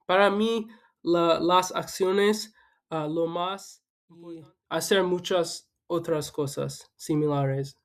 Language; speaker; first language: Spanish; non-native, learner; English